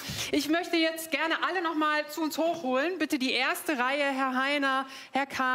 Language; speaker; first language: German; native; German